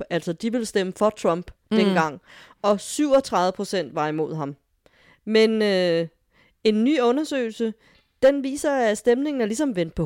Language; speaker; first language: Danish; native; Danish